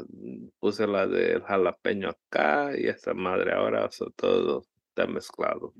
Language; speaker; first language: Spanish; early bilingual, heritage; Spanish